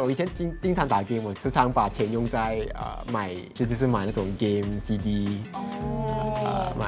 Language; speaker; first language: Chinese; native; Chinese